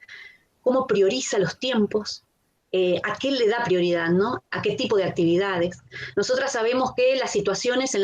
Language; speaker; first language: Spanish; native; Spanish